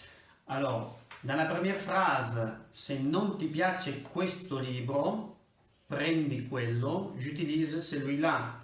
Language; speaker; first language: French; non-native, fluent; Italian